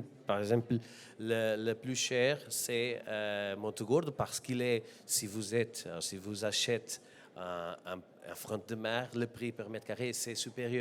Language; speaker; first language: French; non-native, learner; Portuguese